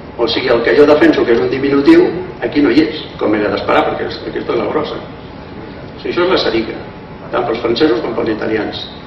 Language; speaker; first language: Catalan; native; Catalan